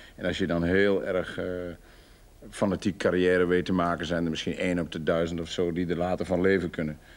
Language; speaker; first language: Dutch; native; Dutch